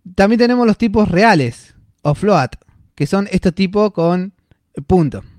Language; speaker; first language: Spanish; native; Spanish